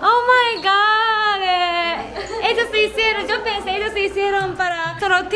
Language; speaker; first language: Spanish; non-native, learner; Japanese